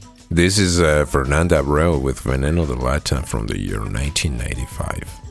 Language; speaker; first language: English; non-native, fluent; Spanish